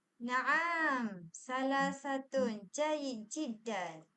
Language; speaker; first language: Arabic; non-native, learner; Malay